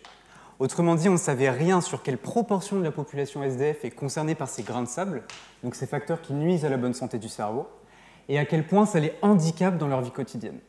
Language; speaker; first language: French; native; French